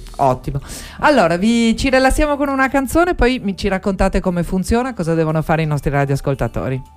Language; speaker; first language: Italian; native; Italian